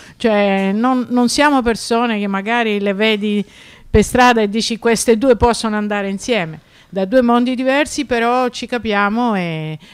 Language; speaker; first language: Italian; non-native, fluent; Greek